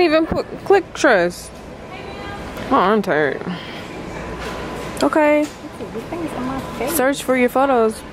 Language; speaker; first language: English; native; English